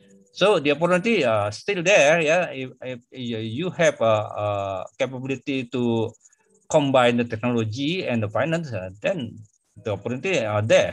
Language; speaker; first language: English; non-native, fluent; Indonesian